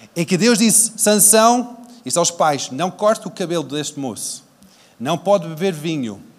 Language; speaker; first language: Portuguese; early bilingual, other home language; English